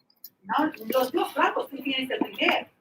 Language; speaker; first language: Spanish; non-native, fluent; English